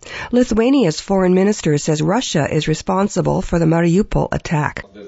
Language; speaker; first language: English; early bilingual, other home language; Ukrainian